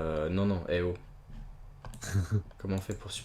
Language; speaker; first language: French; native; French